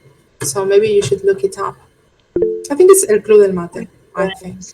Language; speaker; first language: English; non-native, fluent; Spanish